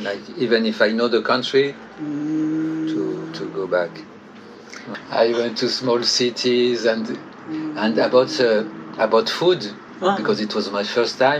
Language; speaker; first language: English; non-native, fluent; French